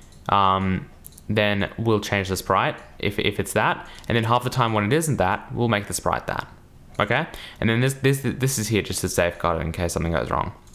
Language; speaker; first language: English; early bilingual, other home language; Russian